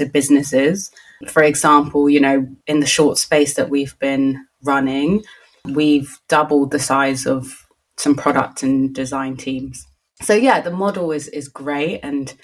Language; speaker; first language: English; native; English